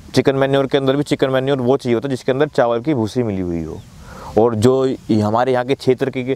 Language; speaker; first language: Hindi; native; Hindi